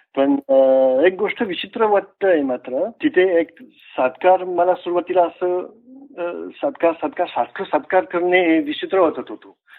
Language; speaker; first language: Marathi; non-native, fluent; French